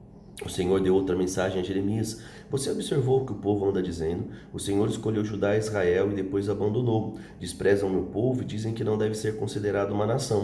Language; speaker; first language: Portuguese; native; Portuguese